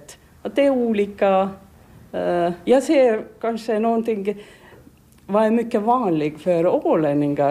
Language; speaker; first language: Swedish; non-native, learner; Finnish